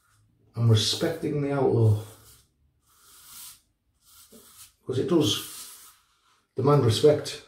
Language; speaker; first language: English; native; English